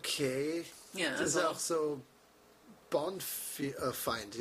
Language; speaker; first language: German; non-native, fluent; English